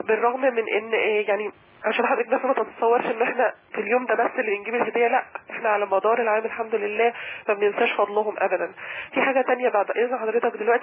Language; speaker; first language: Arabic; native; Arabic